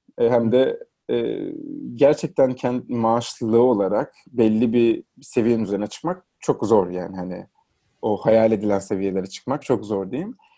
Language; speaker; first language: Turkish; native; Turkish